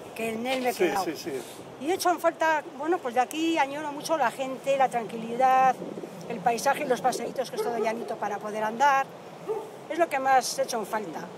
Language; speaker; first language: Spanish; native; Spanish